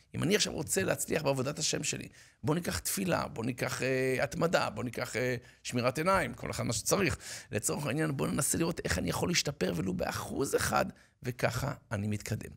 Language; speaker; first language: Hebrew; native; Hebrew